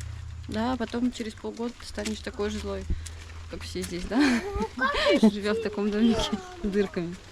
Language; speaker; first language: Russian; native; Russian